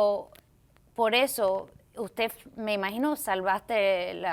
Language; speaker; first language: Spanish; early bilingual, heritage; Spanish